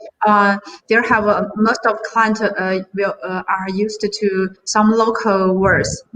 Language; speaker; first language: English; non-native, learner; Chinese